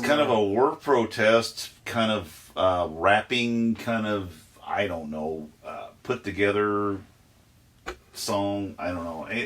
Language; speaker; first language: English; native; English